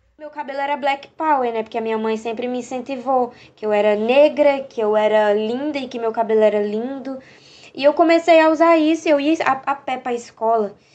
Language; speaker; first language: Portuguese; native; Portuguese